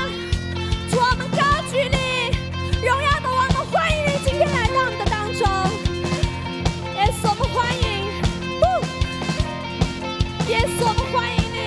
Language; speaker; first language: Chinese; native; Chinese